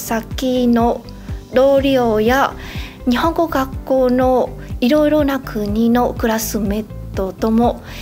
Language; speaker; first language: Japanese; non-native, fluent; Vietnamese